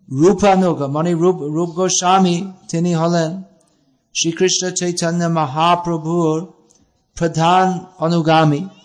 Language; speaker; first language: Bangla; non-native, fluent; English